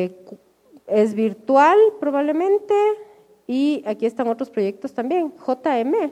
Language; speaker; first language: Spanish; native; Spanish